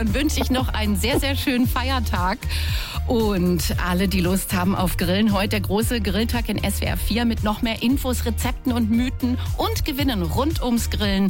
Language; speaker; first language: German; native; German